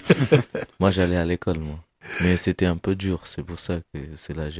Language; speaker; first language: French; non-native, fluent; Kabuverdianu